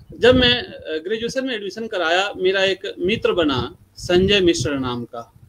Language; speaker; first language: Hindi; non-native, local second language; Bhojpuri